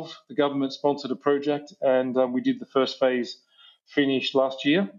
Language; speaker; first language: English; native; English